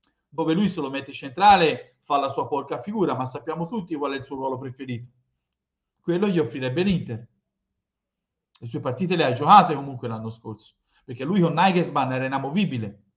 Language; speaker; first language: Italian; native; Italian